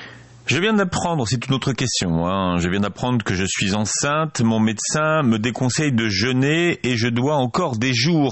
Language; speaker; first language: French; native; French